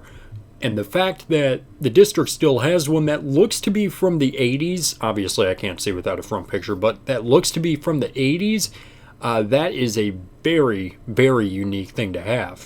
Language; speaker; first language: English; native; English